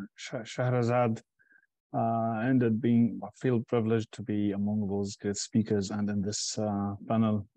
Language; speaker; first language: English; non-native, fluent; Arabic